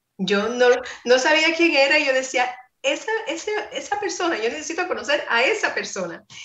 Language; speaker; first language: Spanish; non-native, fluent; English